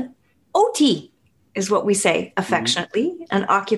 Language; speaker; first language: English; native; English